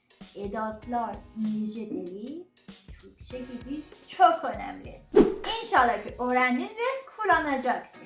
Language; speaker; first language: Turkish; non-native, learner; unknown